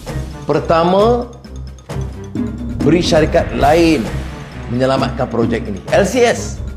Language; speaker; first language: Malay; native; Malay